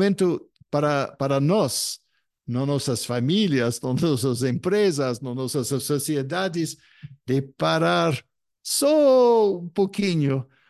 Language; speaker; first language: Portuguese; non-native, fluent; English